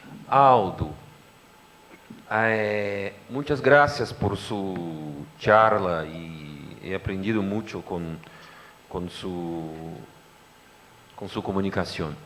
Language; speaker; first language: Spanish; non-native, fluent; Portuguese